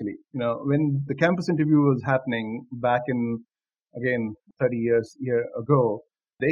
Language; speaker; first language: English; non-native, local second language; Hindi